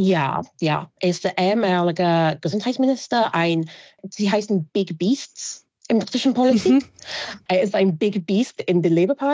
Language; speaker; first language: German; non-native, fluent; English